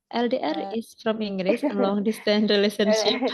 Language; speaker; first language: English; non-native, fluent; Indonesian